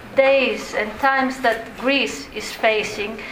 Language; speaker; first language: English; non-native, fluent; Greek